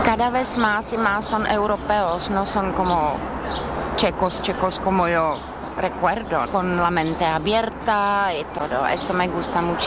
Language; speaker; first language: Spanish; non-native, learner; Czech